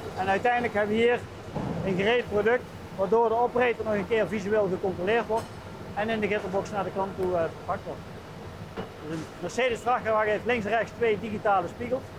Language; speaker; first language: Dutch; native; Dutch